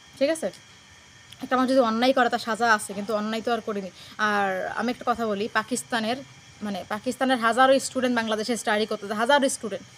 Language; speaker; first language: Bangla; native; Bangla